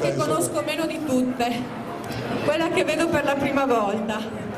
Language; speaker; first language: Italian; native; Italian